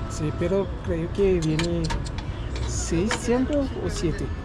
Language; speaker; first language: Spanish; non-native, learner; Haitian Creole